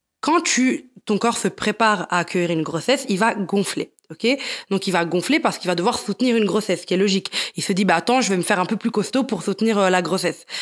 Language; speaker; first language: French; early bilingual, other home language; Italian